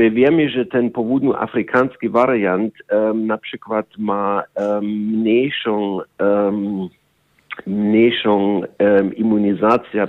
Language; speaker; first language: Polish; non-native, learner; German